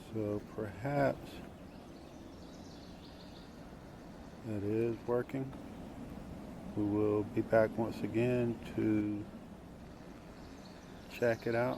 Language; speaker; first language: English; native; English